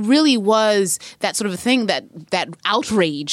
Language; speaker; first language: English; native; English